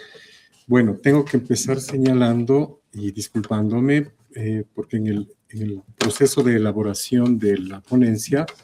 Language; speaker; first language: Spanish; native; Spanish